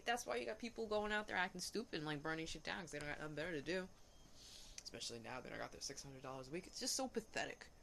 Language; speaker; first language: English; native; English